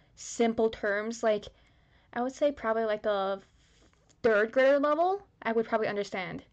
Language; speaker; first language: English; early bilingual, other home language; Chinese